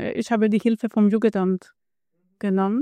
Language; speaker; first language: German; non-native, learner; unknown